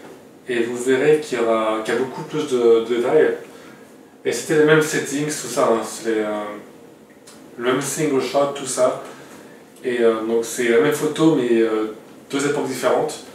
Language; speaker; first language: French; native; French